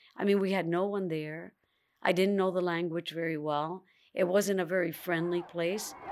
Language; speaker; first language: English; early bilingual, other home language; Spanish